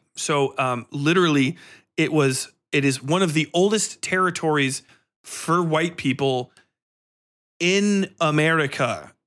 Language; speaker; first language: English; native; English